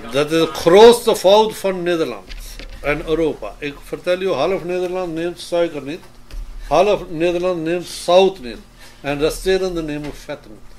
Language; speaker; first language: Dutch; non-native, fluent; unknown